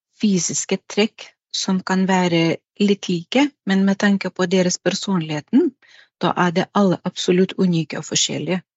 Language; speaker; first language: Norwegian; non-native, fluent; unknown